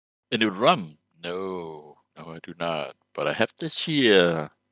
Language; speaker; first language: English; non-native, fluent; Danish